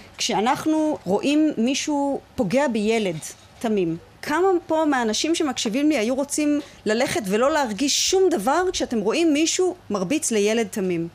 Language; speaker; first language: Hebrew; native; Hebrew